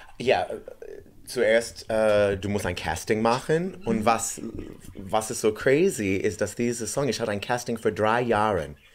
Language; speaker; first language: German; non-native, learner; English